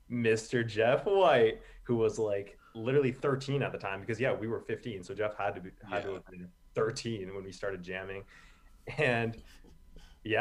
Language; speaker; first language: English; native; English